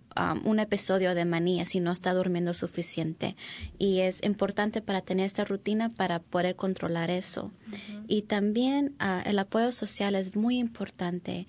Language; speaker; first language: Spanish; early bilingual, heritage; English